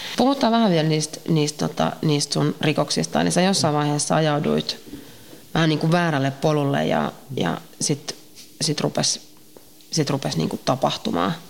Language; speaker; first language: Finnish; native; Finnish